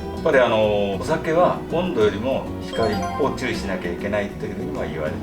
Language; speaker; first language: Japanese; native; Japanese